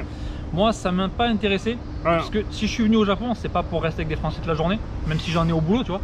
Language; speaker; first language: French; native; French